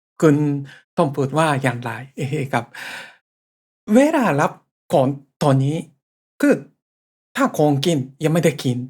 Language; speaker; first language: Thai; non-native, fluent; Japanese